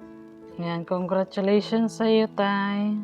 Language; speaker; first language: Filipino; native; Filipino